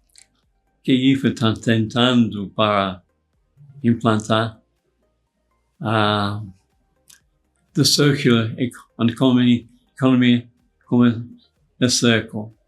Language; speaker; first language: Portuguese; non-native, fluent; English